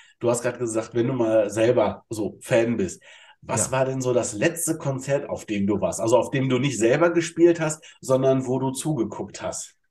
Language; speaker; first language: German; native; German